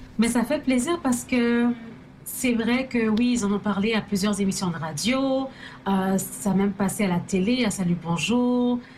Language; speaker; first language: French; early bilingual, other home language; Haitian Creole